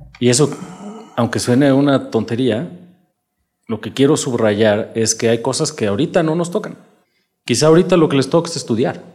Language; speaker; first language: Spanish; native; Spanish